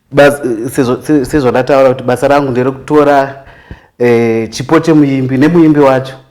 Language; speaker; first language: Shona; non-native, local second language; North Ndebele